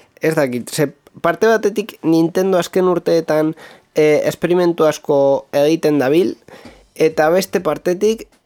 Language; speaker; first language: Basque; non-native, local second language; Spanish